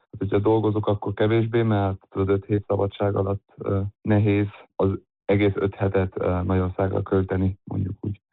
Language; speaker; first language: Hungarian; early bilingual, heritage; Hungarian